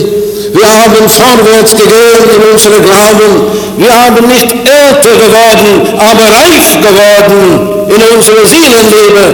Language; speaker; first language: German; non-native, fluent; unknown